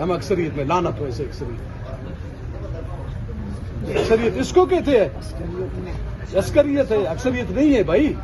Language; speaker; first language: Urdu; non-native, local second language; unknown